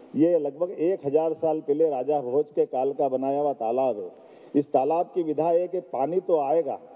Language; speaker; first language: Hindi; native; Hindi